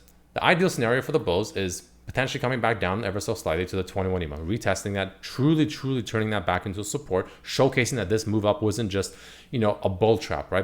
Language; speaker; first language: English; native; English